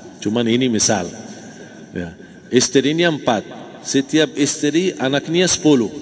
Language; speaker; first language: Malay; non-native, fluent; Arabic